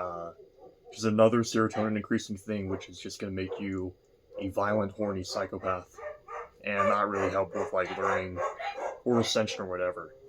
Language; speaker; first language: English; native; English